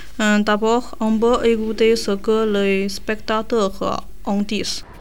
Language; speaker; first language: French; non-native, learner; Chinese